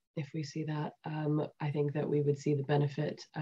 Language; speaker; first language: English; native; English